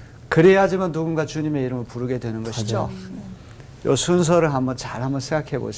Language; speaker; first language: Korean; native; Korean